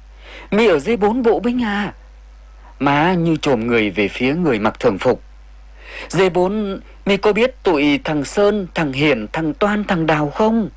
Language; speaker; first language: Vietnamese; native; Vietnamese